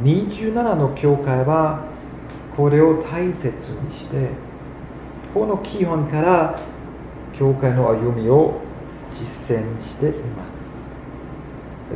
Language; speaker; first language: Japanese; non-native, fluent; German